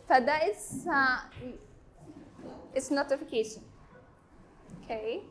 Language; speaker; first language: English; non-native, learner; Arabic